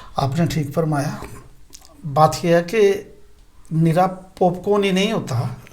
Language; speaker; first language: Urdu; non-native, local second language; Punjabi